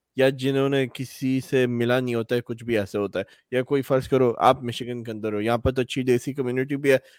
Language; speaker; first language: Urdu; native; Urdu